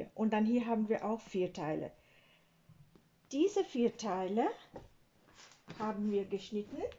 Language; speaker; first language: German; non-native, learner; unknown